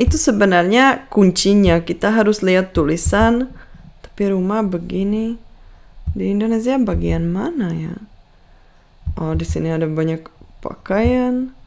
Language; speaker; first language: Indonesian; non-native, fluent; Czech